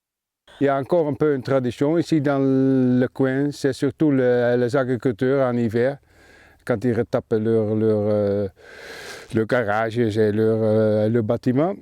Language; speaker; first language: French; non-native, fluent; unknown